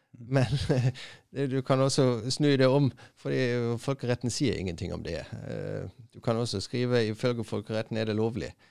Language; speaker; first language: Norwegian; non-native, fluent; German